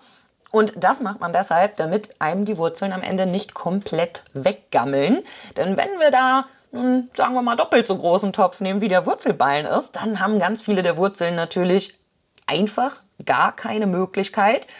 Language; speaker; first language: German; native; German